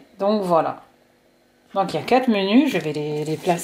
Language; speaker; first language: French; native; French